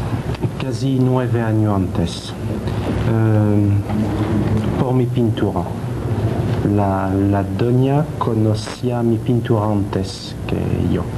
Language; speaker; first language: Spanish; non-native, learner; French